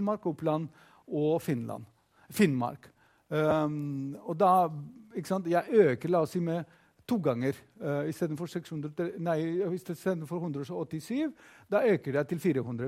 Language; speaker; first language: Norwegian; non-native, fluent; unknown